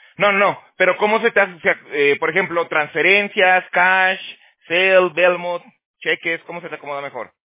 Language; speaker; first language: Spanish; native; Spanish